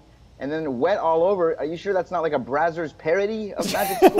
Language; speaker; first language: English; native; English